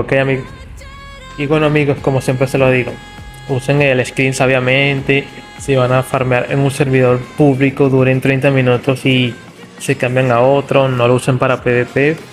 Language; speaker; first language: Spanish; non-native, fluent; Portuguese